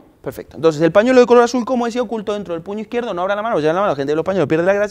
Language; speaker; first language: Spanish; native; Spanish